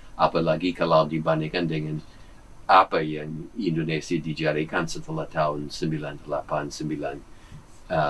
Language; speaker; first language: Indonesian; non-native, fluent; English